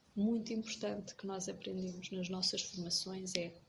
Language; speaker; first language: Portuguese; native; Portuguese